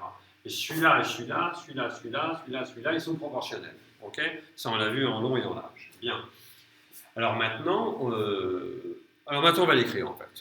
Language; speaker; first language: French; native; French